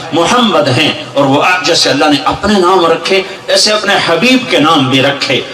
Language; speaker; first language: Urdu; non-native, local second language; Punjabi